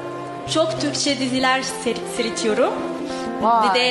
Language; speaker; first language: Turkish; non-native, learner; Arabic